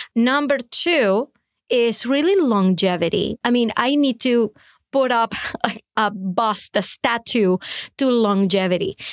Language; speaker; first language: English; non-native, fluent; Spanish